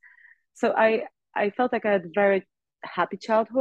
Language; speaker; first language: English; non-native, fluent; Polish